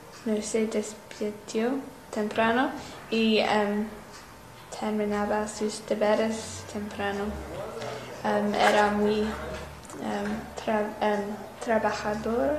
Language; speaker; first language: Spanish; non-native, learner; English